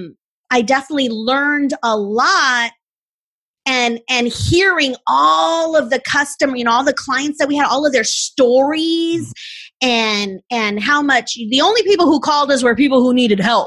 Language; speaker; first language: English; native; English